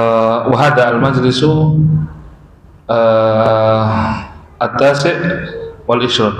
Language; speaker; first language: Arabic; non-native, fluent; Indonesian